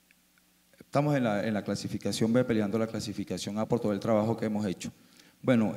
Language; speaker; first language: Spanish; native; Spanish